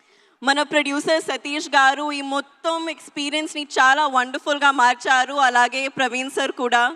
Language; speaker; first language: Telugu; non-native, learner; Hindi